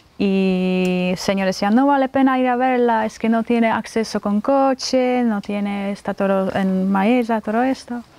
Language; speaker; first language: Spanish; non-native, fluent; Czech